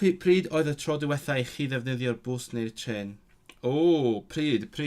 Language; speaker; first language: Welsh; non-native, learner; Cantonese